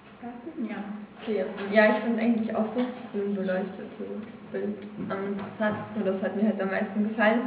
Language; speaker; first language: German; native; German